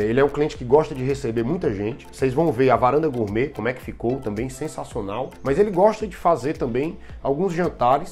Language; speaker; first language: Portuguese; native; Portuguese